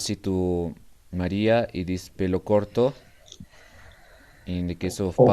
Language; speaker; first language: English; non-native, learner; Spanish